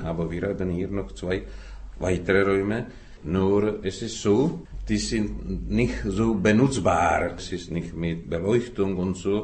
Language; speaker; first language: German; non-native, fluent; Czech